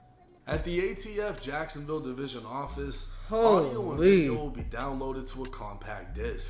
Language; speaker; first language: English; native; English